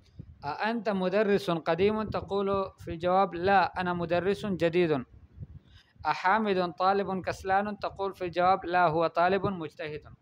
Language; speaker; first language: Arabic; non-native, fluent; Urdu